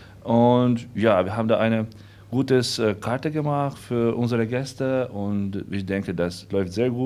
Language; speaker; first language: German; non-native, learner; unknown